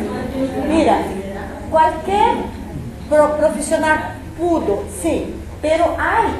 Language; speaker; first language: Spanish; non-native, fluent; Portuguese